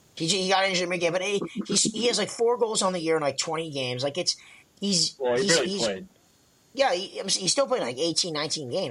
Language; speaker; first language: English; native; English